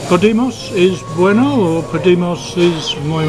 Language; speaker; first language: Spanish; non-native, learner; English